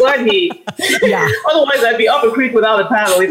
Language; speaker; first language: English; native; English